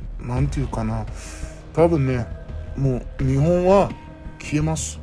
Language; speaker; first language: Japanese; non-native, learner; Arabic